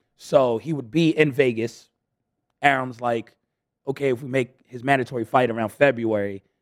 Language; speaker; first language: English; early bilingual, other home language; Spanish